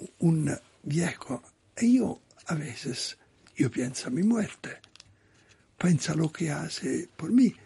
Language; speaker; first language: Spanish; non-native, learner; Italian